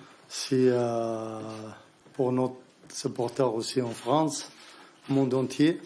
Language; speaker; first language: French; non-native, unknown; Arabic